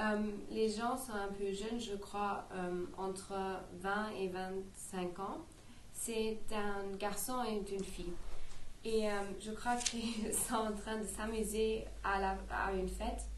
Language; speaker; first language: French; non-native, learner; English